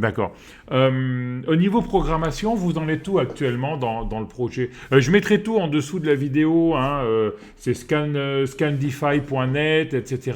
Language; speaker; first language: French; native; French